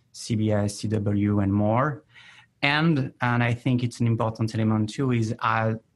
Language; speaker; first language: English; non-native, fluent; French